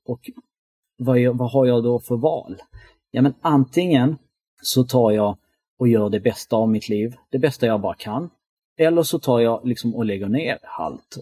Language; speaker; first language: Swedish; early bilingual, other home language; Albanian